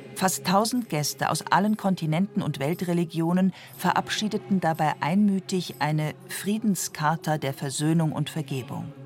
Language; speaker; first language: German; native; German